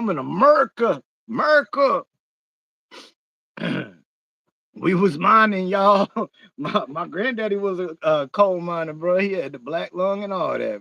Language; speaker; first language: English; native; English